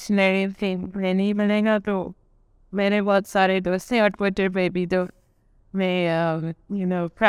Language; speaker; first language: Urdu; non-native, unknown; English